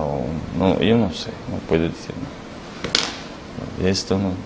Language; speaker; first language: Spanish; non-native, learner; Arabic